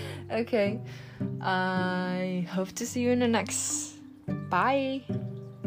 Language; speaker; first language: English; non-native, fluent; Japanese